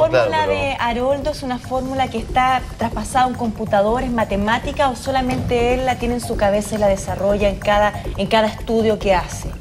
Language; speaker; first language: Spanish; native; Spanish